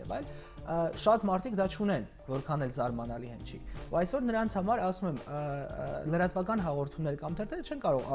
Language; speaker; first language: Armenian; native; Armenian